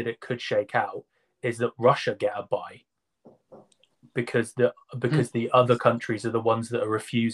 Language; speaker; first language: English; native; English